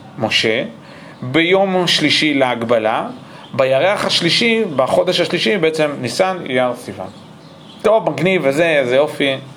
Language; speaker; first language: Hebrew; early bilingual, heritage; English